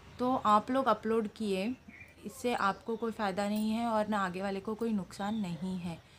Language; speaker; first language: Hindi; non-native, local second language; Telugu